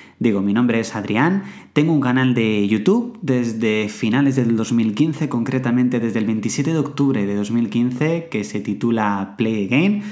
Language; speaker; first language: Spanish; native; Spanish